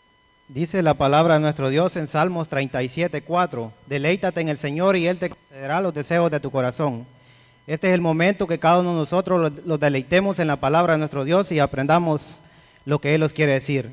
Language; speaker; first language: Spanish; native; Spanish